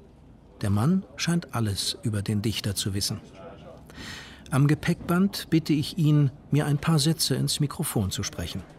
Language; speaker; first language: German; native; German